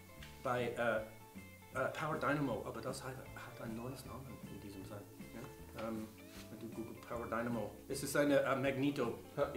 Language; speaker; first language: German; non-native, learner; English